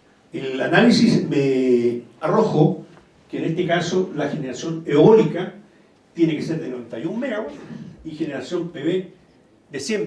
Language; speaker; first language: Spanish; native; Spanish